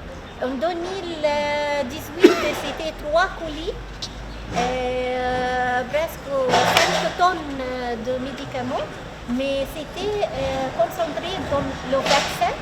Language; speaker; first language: French; non-native, learner; Arabic